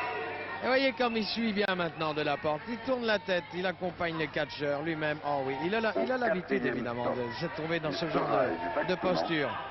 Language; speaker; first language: French; native; French